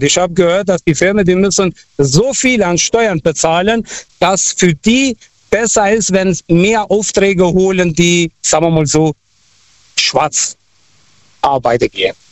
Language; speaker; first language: German; non-native, local second language; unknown